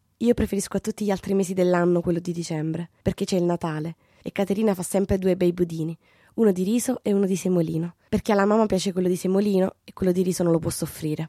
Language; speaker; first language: Italian; native; Italian